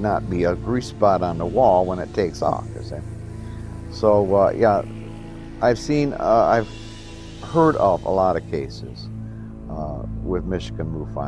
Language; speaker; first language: English; native; English